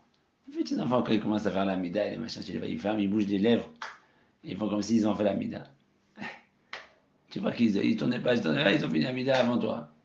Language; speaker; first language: French; native; French